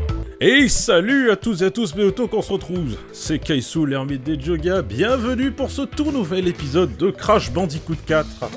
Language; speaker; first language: French; native; French